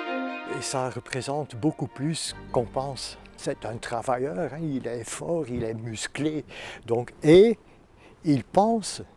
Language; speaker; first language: French; non-native, fluent; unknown